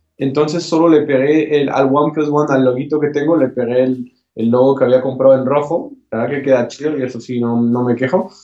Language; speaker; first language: Spanish; non-native, fluent; French